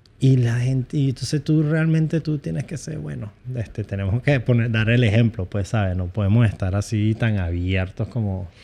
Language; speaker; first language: Spanish; native; Spanish